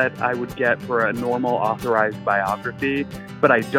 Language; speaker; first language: English; native; English